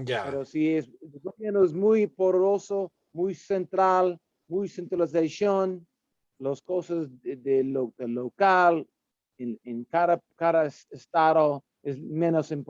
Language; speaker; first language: Spanish; non-native, learner; English